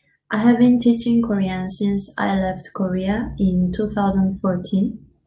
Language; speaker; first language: English; non-native, fluent; Korean